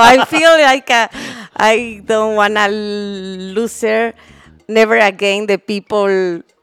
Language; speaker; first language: English; non-native, learner; Spanish